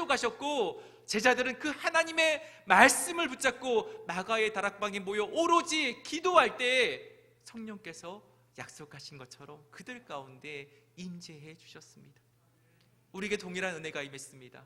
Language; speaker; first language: Korean; native; Korean